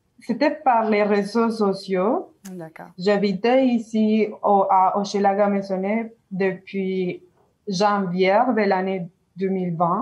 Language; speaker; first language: French; non-native, learner; Spanish